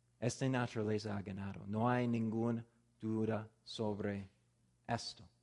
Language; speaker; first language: Spanish; non-native, fluent; English